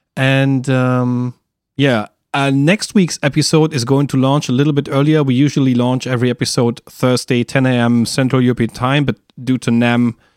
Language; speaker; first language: English; non-native, fluent; German